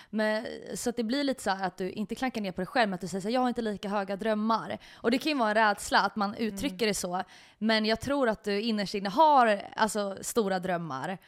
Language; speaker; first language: Swedish; native; Swedish